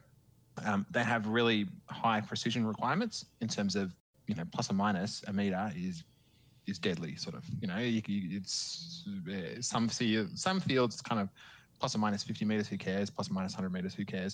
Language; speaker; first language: English; native; English